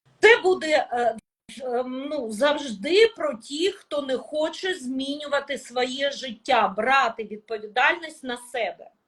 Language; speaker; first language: Ukrainian; non-native, local second language; Russian